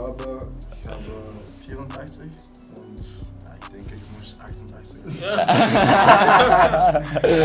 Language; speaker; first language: German; non-native, learner; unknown